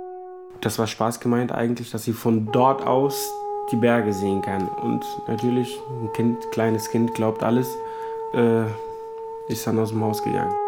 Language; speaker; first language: German; non-native, fluent; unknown